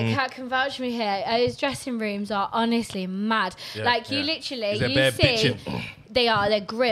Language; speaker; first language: English; native; English